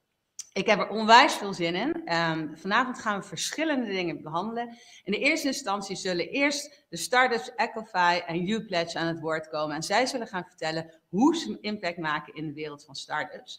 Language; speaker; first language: Dutch; native; Dutch